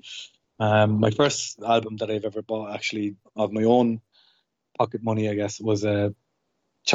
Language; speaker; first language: English; native; English